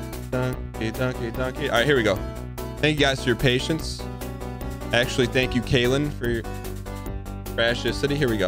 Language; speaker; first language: English; native; English